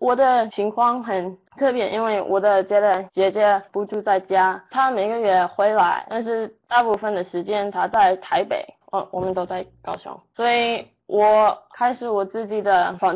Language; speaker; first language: Chinese; early bilingual, heritage; Chinese